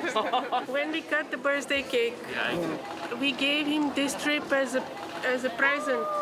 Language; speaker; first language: English; non-native, fluent; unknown